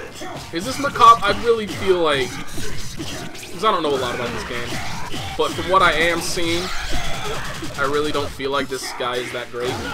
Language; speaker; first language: English; native; English